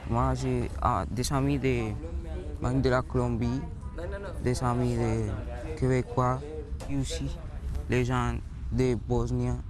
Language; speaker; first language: French; non-native, learner; Spanish